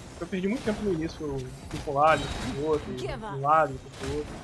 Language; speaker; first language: Portuguese; native; Portuguese